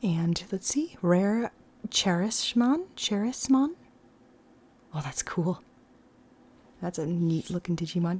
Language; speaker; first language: English; native; English